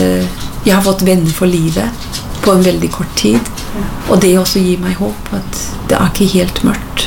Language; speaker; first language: Norwegian; non-native, fluent; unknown